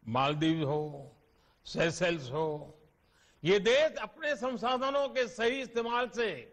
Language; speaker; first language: Hindi; non-native, local second language; Gujarati